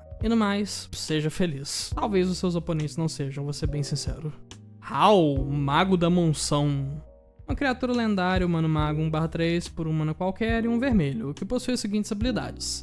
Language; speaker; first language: Portuguese; native; Portuguese